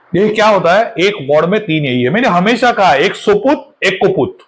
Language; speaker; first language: Hindi; non-native, local second language; Marathi